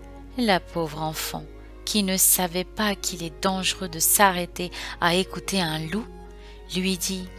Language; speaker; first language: French; native; French